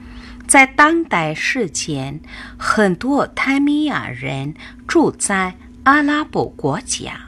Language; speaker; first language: Chinese; non-native, fluent; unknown